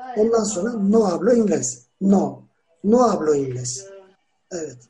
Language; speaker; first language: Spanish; non-native, fluent; Turkish